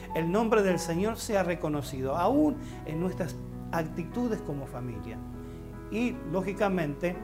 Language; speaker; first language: Spanish; native; Spanish